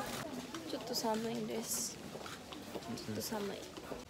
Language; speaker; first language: Japanese; non-native, learner; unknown